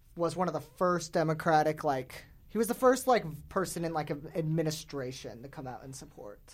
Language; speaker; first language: English; native; English